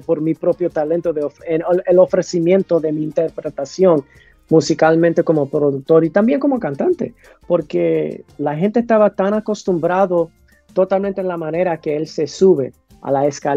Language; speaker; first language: Spanish; early bilingual, heritage; English